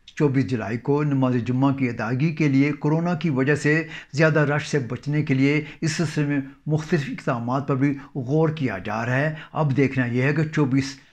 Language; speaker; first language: Urdu; native; Urdu